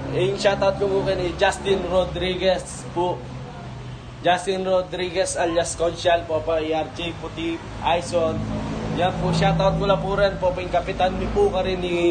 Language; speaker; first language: Filipino; non-native, local second language; Pampanga